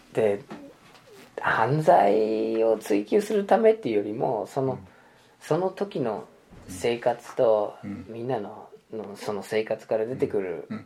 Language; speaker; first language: Japanese; non-native, fluent; English